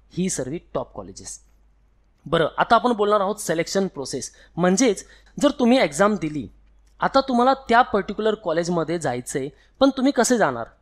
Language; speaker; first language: Marathi; non-native, local second language; Hindi